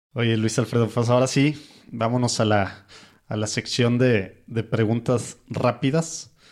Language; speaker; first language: Spanish; native; Spanish